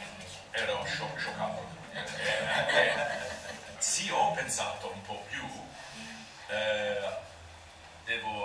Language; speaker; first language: Italian; non-native, learner; English